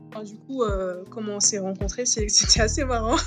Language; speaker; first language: French; non-native, local second language; Wolof